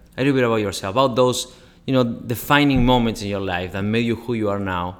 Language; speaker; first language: English; non-native, fluent; Spanish